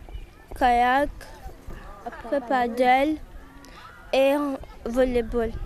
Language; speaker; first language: French; non-native, local second language; Comorian